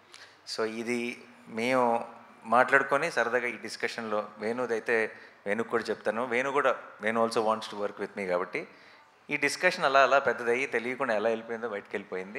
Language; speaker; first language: Telugu; native; Telugu